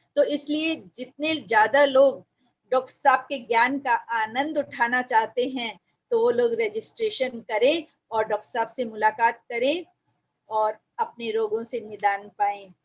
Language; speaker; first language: Hindi; native; Hindi